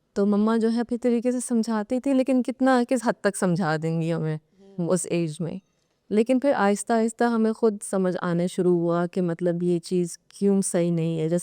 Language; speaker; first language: Urdu; native; Urdu